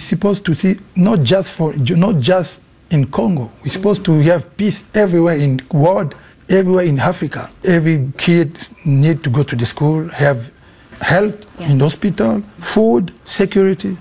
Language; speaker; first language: English; non-native, learner; Lingala